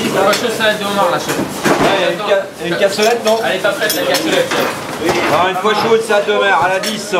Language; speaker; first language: French; native; French